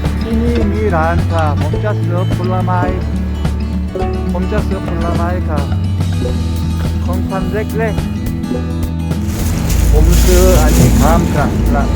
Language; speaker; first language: Thai; non-native, learner; Korean